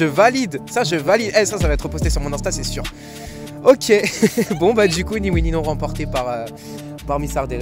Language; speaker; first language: French; native; French